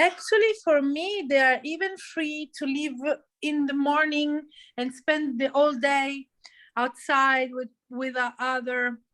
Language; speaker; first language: English; non-native, learner; Italian